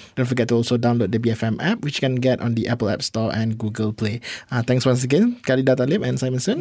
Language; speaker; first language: English; non-native, local second language; Malay